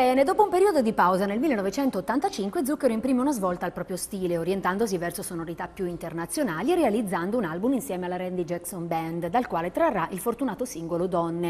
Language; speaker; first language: Italian; native; Italian